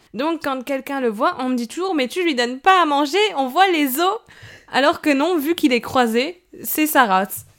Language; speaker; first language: French; native; French